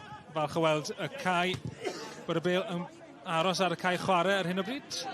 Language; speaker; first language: Welsh; native; Welsh